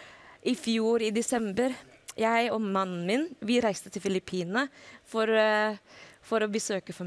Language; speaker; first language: Norwegian; non-native, fluent; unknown